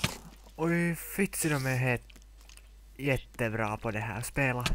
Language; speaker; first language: Swedish; non-native, local second language; Finnish